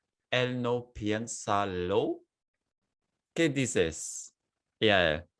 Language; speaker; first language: Spanish; non-native, fluent; English